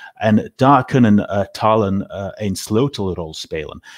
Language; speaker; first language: Dutch; non-native, fluent; English